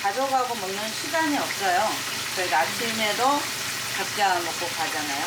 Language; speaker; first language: Korean; native; Korean